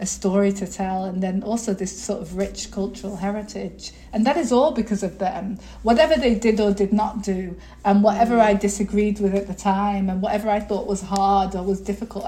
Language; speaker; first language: English; native; English